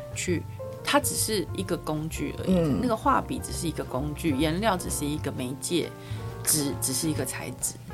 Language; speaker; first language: Chinese; native; Chinese